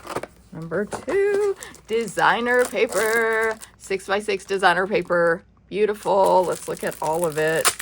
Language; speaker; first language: English; native; English